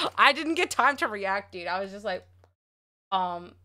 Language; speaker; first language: English; native; English